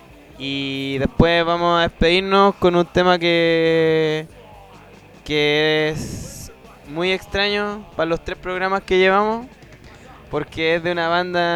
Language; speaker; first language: Spanish; native; Spanish